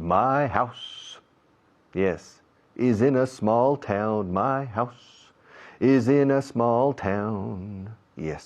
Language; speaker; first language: English; non-native, fluent; Spanish